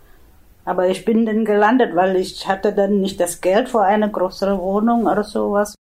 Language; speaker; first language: German; non-native, fluent; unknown